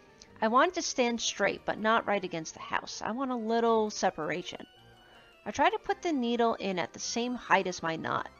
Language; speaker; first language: English; native; English